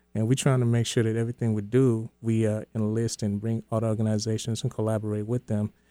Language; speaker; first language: English; early bilingual, other home language; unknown